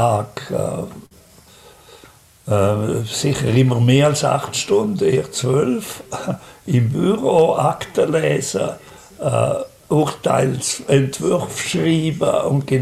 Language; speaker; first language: German; native; German